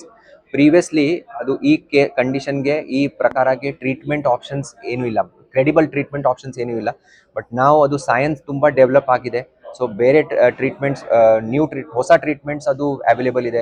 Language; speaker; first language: Kannada; non-native, learner; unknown